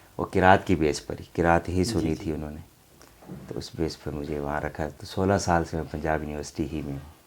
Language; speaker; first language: Urdu; non-native, local second language; Saraiki